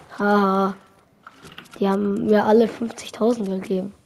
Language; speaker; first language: German; native; German